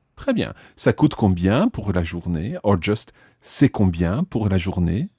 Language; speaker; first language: French; non-native, fluent; English